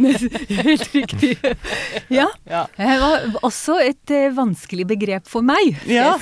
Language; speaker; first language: Norwegian; non-native, fluent; Hebrew